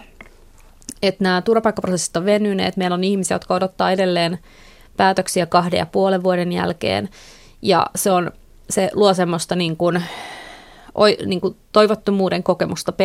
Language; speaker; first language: Finnish; native; Finnish